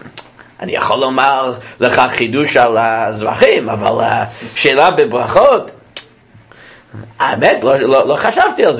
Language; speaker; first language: Hebrew; non-native, fluent; English